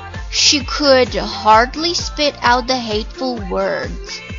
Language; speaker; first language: English; non-native, fluent; Chinese